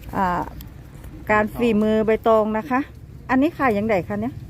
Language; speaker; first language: Thai; non-native, local second language; Lao